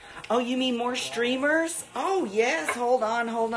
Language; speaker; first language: English; early bilingual, other home language; Spanish